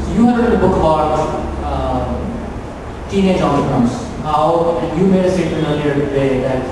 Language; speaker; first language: English; non-native, local second language; Kannada